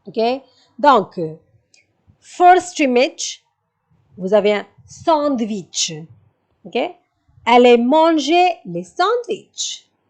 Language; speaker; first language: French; non-native, fluent; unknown